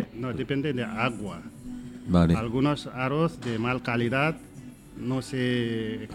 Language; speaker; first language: Spanish; non-native, learner; Nepali